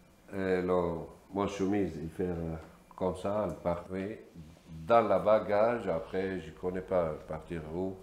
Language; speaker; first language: French; non-native, learner; Kurdish